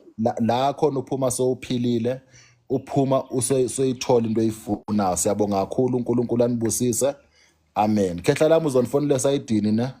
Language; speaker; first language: Zulu; non-native, local second language; Xhosa